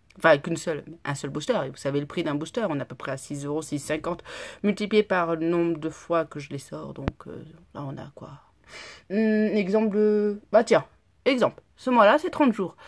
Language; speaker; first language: French; native; French